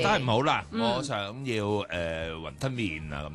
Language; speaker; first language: Cantonese; native; Cantonese